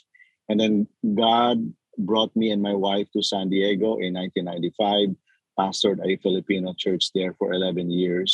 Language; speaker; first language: English; non-native, local second language; Cebuano